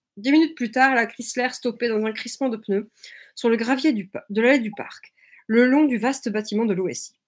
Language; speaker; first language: French; native; French